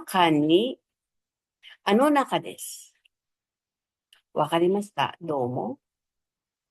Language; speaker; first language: Japanese; non-native, fluent; Filipino